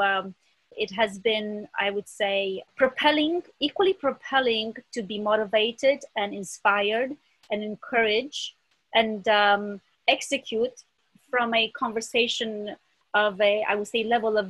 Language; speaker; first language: English; early bilingual, other home language; Romanian